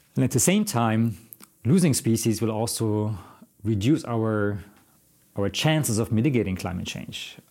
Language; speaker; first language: English; non-native, fluent; German